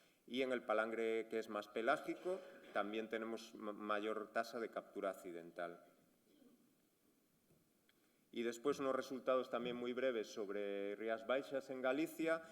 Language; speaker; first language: Spanish; native; Spanish